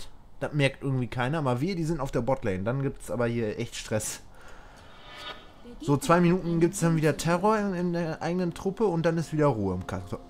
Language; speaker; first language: German; native; German